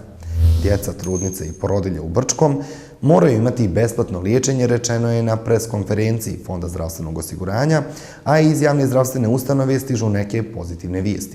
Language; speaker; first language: Bosnian; native; Bosnian